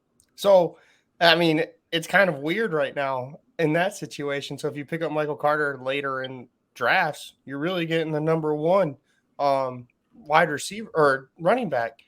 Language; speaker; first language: English; native; English